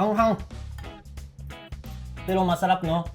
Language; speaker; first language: Filipino; non-native, learner; Japanese